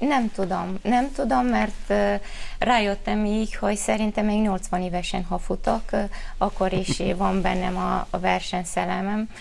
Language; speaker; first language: Hungarian; non-native, fluent; Romanian